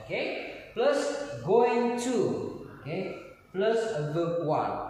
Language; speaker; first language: English; non-native, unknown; Indonesian